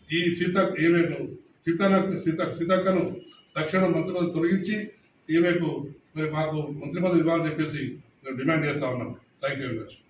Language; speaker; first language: Telugu; non-native, local second language; Lambadi